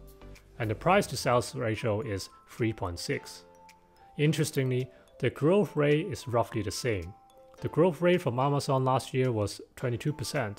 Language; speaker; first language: English; non-native, local second language; Cantonese